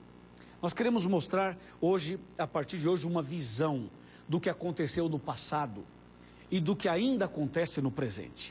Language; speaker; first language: Portuguese; native; Portuguese